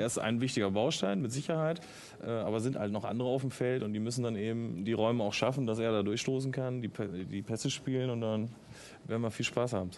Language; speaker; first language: German; native; German